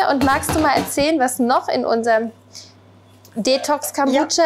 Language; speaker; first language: German; native; German